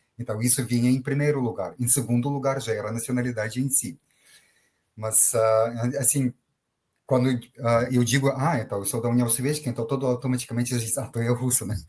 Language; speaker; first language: Portuguese; non-native, fluent; Ukrainian